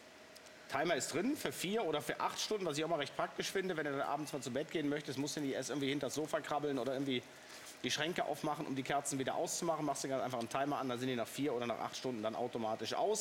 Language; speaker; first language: German; native; German